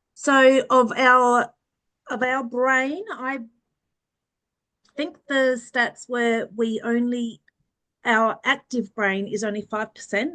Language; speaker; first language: English; early bilingual, other home language; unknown